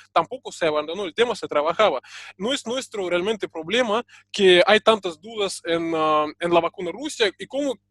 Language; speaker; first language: Spanish; non-native, fluent; Russian